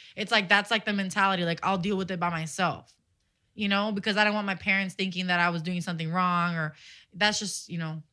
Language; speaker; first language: English; early bilingual, other home language; Spanish